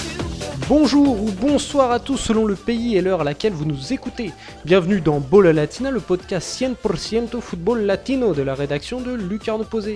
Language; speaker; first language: French; native; French